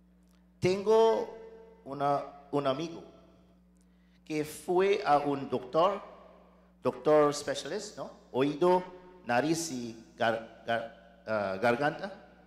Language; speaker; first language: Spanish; non-native, learner; English